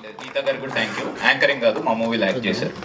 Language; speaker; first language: Telugu; native; Telugu